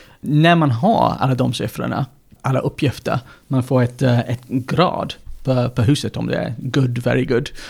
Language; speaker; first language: Swedish; non-native, fluent; English